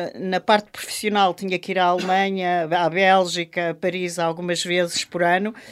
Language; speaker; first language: Portuguese; non-native, local second language; French